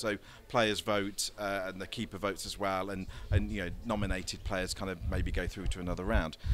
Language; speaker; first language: English; native; English